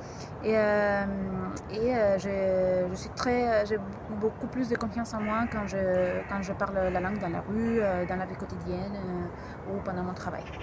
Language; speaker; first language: French; non-native, fluent; Greek